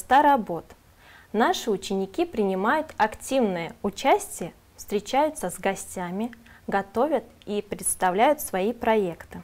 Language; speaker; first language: Russian; non-native, local second language; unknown